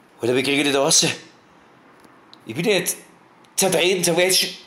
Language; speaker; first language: German; native; German